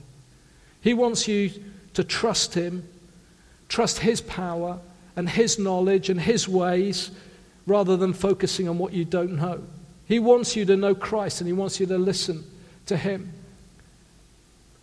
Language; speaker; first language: English; native; English